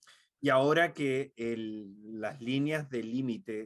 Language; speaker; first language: Spanish; native; Spanish